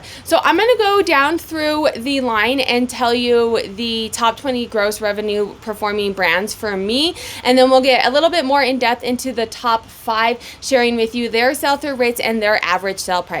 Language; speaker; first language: English; native; English